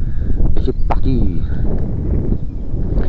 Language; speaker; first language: French; native; French